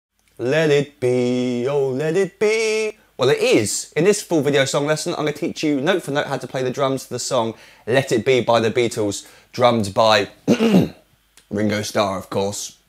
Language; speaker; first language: English; native; English